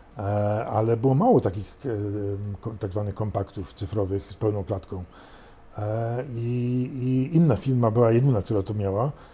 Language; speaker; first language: Polish; early bilingual, heritage; Polish